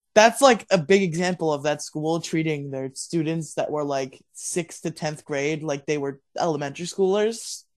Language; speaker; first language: English; native; English